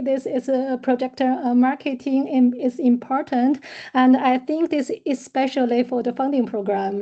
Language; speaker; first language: English; non-native, learner; German